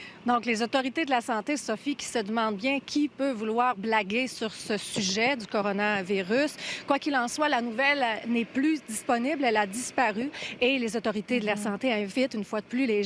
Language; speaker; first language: French; native; French